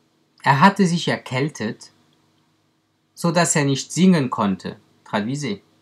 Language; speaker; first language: German; non-native, fluent; French